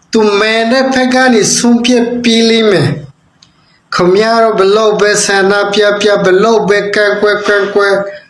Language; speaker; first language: Burmese; non-native, local second language; Rohingya